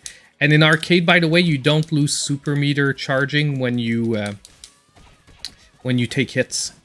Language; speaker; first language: English; native; English